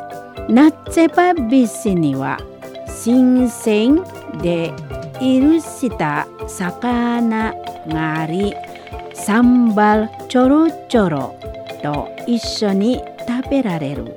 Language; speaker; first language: Japanese; non-native, learner; Indonesian